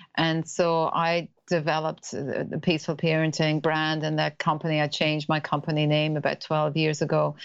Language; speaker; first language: English; native; English